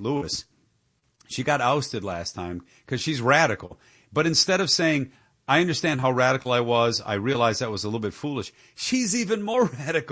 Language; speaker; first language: English; native; English